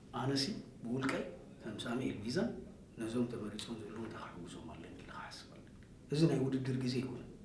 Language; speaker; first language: Tigrinya; native; Tigrinya